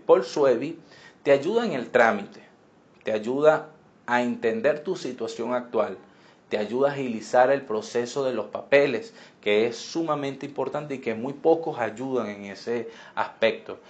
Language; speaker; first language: Spanish; native; Spanish